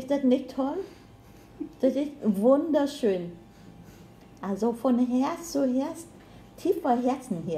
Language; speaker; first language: German; non-native, learner; Vietnamese